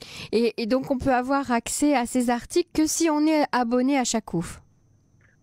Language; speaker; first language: French; native; French